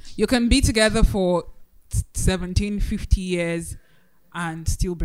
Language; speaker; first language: English; non-native, local second language; Yoruba